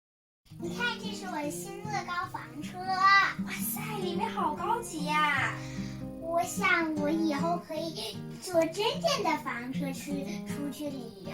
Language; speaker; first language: Chinese; early bilingual, heritage; Chinese